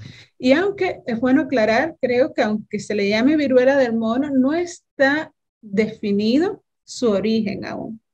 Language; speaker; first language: Spanish; native; Spanish